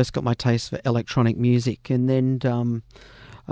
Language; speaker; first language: English; native; English